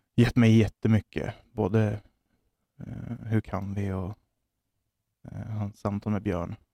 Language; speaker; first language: Swedish; native; Swedish